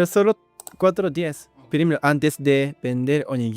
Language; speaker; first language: Spanish; non-native, learner; Japanese